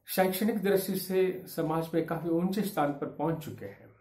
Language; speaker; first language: Hindi; non-native, local second language; Kannada